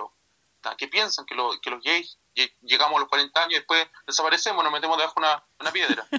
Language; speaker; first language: Spanish; native; Spanish